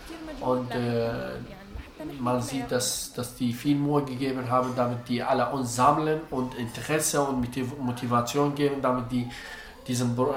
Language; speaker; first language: German; non-native, learner; Arabic